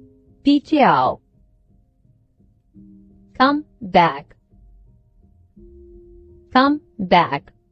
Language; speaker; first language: English; non-native, fluent; Urdu